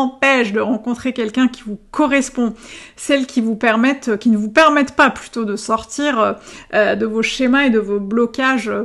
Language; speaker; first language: French; native; French